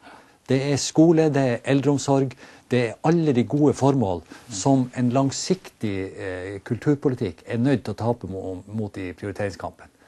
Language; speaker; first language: Norwegian; native; Norwegian